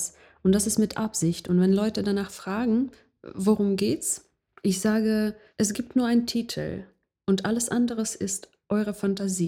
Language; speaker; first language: German; non-native, fluent; Ukrainian